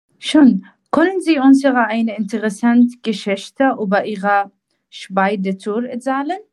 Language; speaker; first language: German; non-native, learner; Arabic